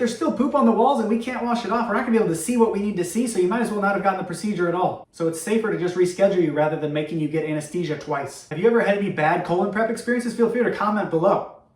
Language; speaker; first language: English; native; English